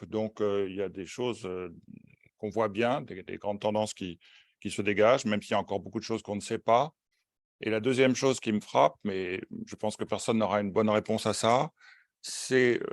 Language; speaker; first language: French; native; French